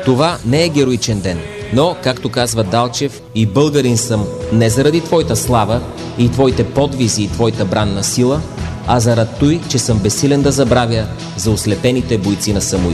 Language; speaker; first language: Bulgarian; native; Bulgarian